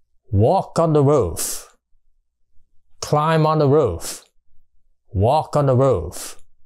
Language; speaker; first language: English; non-native, fluent; Vietnamese